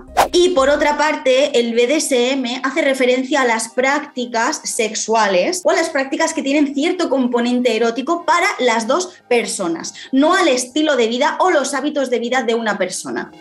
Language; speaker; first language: Spanish; native; Spanish